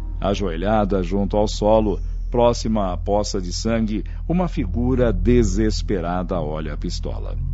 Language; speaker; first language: Portuguese; native; Portuguese